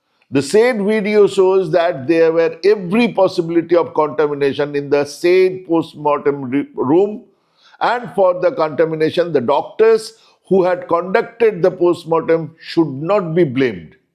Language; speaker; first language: English; non-native, local second language; Bangla